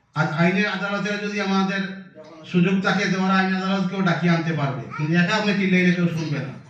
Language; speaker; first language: Bangla; native; Bangla